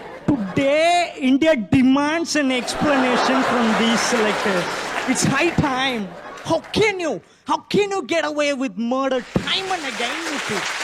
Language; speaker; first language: English; non-native, local second language; Tamil